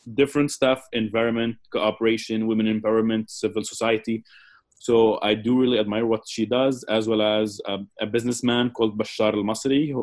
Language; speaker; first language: English; non-native, fluent; Arabic